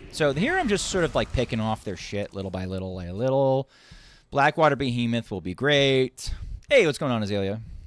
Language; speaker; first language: English; native; English